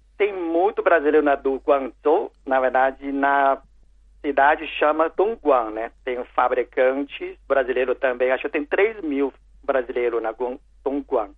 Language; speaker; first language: Portuguese; non-native, learner; Chinese